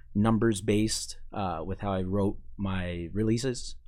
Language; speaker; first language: English; native; English